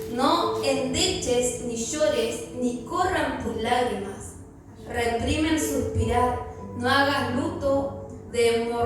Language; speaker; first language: Spanish; native; Spanish